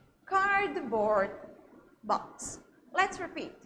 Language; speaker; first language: English; non-native, fluent; Portuguese